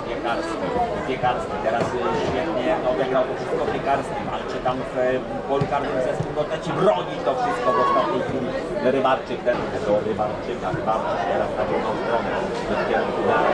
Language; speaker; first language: Polish; native; Polish